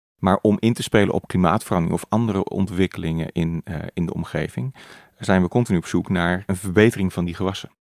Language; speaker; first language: Dutch; native; Dutch